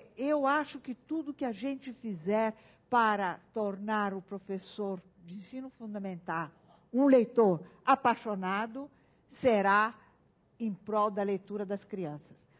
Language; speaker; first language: Portuguese; early bilingual, other home language; Italian